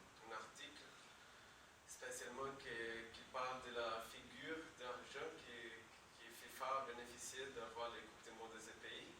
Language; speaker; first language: French; non-native, learner; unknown